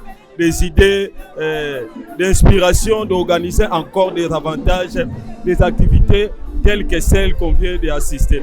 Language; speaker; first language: French; non-native, local second language; Lingala